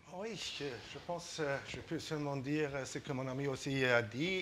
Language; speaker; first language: French; non-native, fluent; German